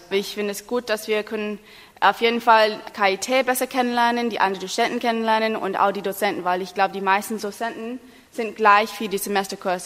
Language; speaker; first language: German; non-native, learner; English